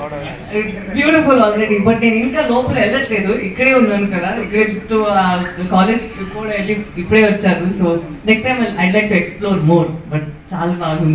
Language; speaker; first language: Telugu; non-native, local second language; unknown